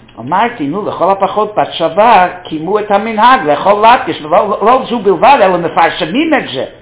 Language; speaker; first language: Hebrew; non-native, fluent; English